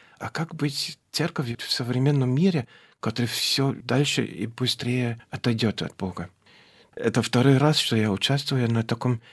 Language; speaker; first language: Russian; non-native, fluent; German